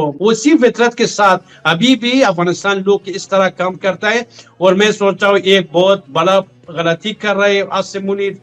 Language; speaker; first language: Hindi; non-native, learner; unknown